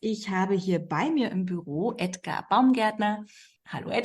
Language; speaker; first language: German; native; German